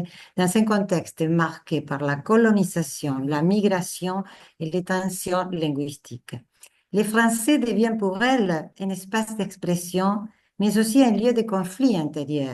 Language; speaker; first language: French; non-native, fluent; Spanish